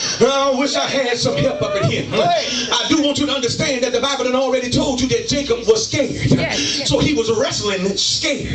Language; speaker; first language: English; native; English